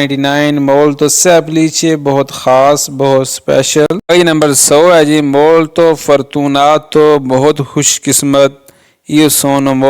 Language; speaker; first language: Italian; non-native, fluent; Urdu